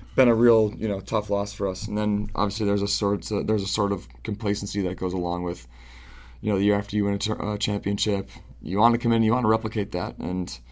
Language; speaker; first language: English; native; English